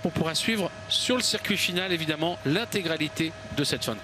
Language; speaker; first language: French; native; French